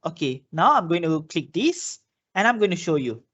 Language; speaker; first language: English; non-native, local second language; Malay